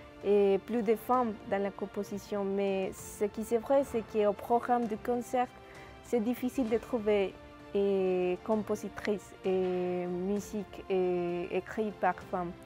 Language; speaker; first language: French; non-native, fluent; Spanish